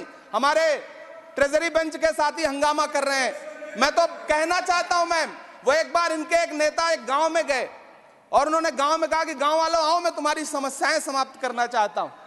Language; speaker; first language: Hindi; native; Hindi